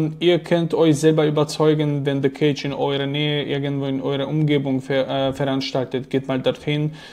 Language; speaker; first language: German; non-native, fluent; Slovak